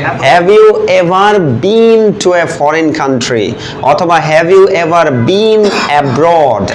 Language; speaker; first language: English; non-native, local second language; Bangla